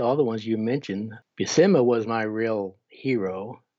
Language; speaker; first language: English; native; English